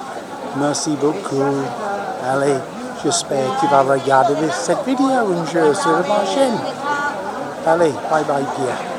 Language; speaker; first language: French; non-native, learner; English